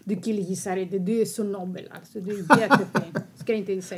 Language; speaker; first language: Swedish; non-native, fluent; Greek